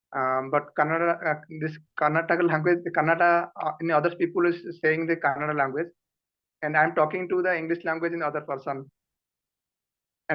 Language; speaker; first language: English; non-native, learner; Odia